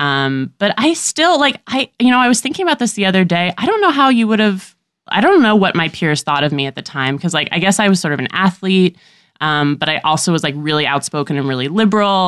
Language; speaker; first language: English; native; English